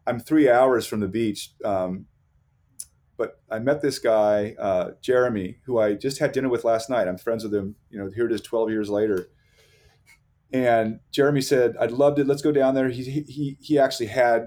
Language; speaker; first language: English; native; English